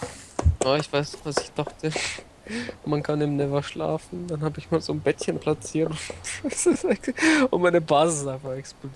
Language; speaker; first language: German; native; German